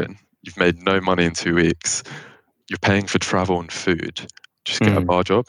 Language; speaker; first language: English; native; English